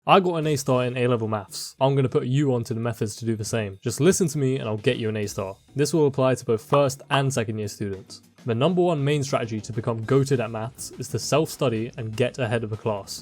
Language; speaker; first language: English; native; English